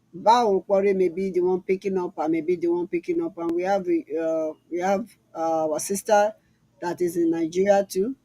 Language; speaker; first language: English; non-native, local second language; Yoruba